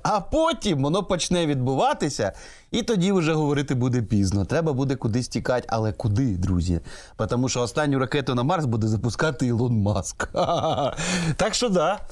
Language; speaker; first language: Ukrainian; native; Ukrainian